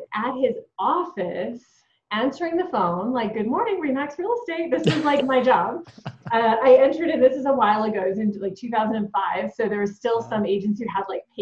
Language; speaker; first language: English; native; English